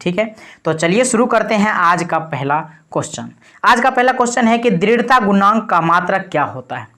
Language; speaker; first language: Hindi; native; Hindi